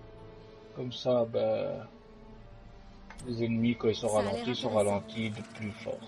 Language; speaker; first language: French; native; French